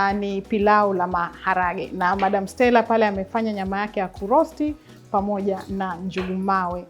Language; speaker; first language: Swahili; native; Swahili